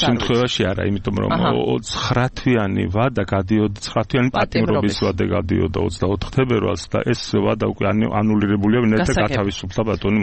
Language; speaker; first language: Georgian; native; Georgian